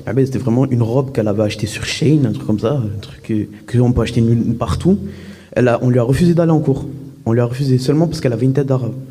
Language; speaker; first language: French; native; French